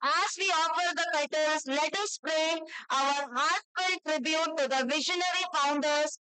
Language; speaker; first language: English; non-native, local second language; Kannada